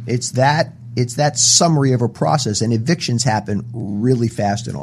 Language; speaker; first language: English; native; English